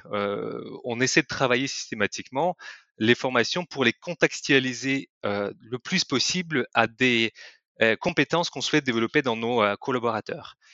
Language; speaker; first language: French; non-native, fluent; Russian